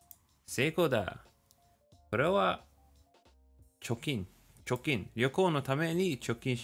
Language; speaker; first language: Japanese; non-native, learner; English